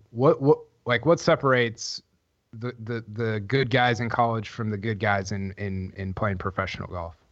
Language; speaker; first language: English; native; English